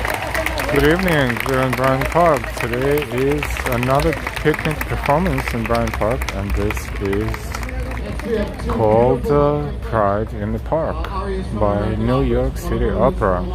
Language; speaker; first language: English; non-native, fluent; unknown